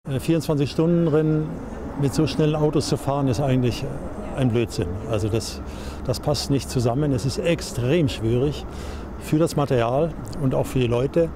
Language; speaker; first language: German; native; German